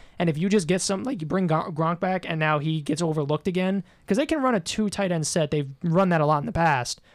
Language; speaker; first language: English; native; English